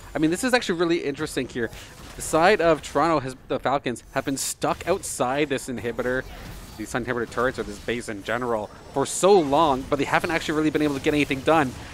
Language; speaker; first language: English; native; English